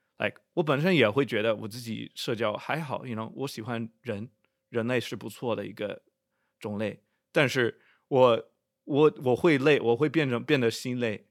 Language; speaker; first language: Chinese; non-native, fluent; English